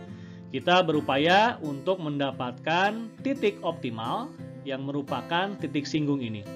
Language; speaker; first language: Indonesian; native; Indonesian